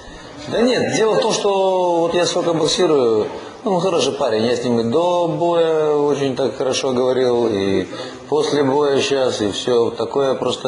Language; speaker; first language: Russian; native; Russian